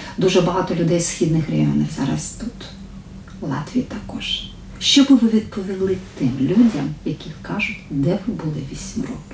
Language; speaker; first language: Ukrainian; native; Ukrainian